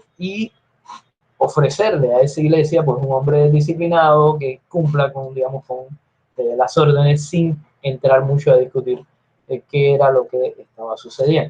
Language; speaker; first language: Spanish; native; Spanish